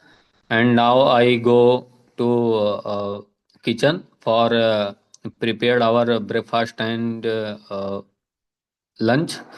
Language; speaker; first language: English; non-native, learner; Hindi